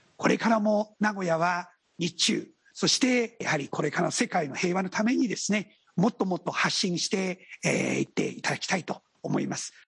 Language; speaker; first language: Japanese; non-native, fluent; Chinese